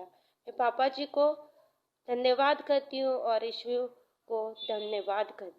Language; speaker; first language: Hindi; non-native, local second language; Konkani